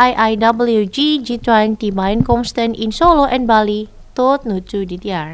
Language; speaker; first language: Dutch; non-native, fluent; Indonesian